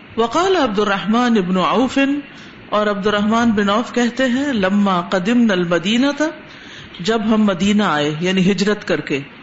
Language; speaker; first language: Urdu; non-native, local second language; Punjabi